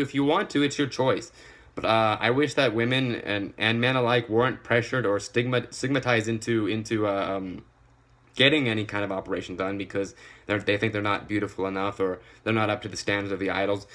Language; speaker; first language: English; native; English